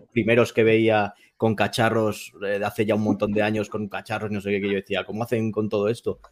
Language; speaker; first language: Spanish; native; Spanish